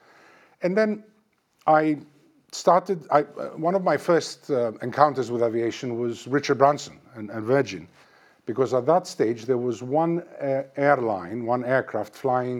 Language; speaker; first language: English; non-native, fluent; Greek